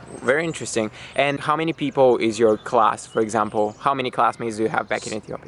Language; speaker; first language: English; non-native, fluent; Bulgarian